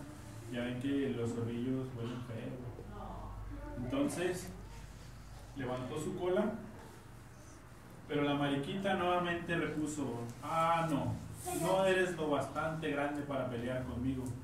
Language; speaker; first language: Spanish; native; Spanish